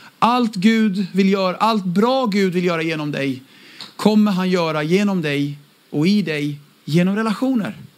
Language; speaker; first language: Swedish; early bilingual, other home language; Aramaic